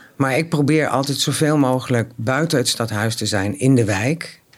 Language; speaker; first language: Dutch; native; Dutch